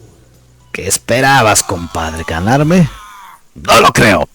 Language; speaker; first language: Spanish; native; Spanish